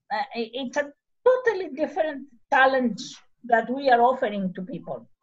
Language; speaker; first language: English; non-native, fluent; Greek